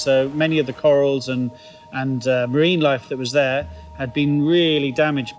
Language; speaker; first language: English; native; English